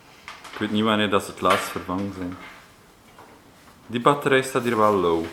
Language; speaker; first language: Dutch; native; Dutch